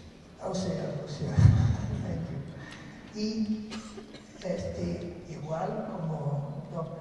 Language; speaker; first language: Spanish; non-native, fluent; English